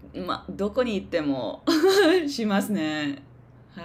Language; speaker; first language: Japanese; non-native, learner; English